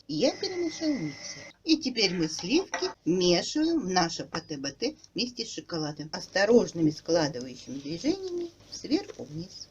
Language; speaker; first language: Russian; native; Russian